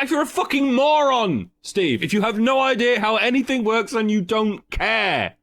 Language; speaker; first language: English; native; English